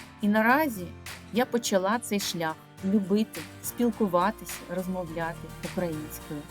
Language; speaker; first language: Ukrainian; non-native, local second language; Russian